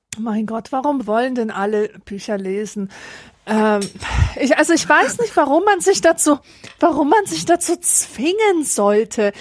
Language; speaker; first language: German; early bilingual, other home language; Polish